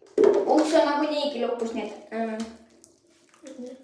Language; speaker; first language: Estonian; early bilingual, heritage; Estonian